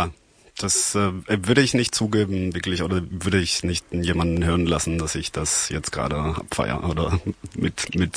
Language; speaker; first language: German; non-native, fluent; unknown